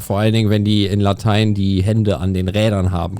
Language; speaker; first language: German; native; German